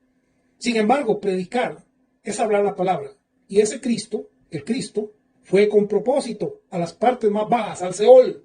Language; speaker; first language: Spanish; native; Spanish